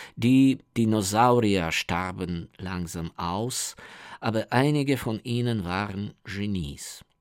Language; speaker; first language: German; non-native, fluent; Ukrainian